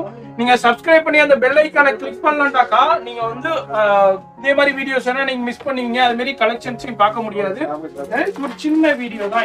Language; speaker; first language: Tamil; native; Tamil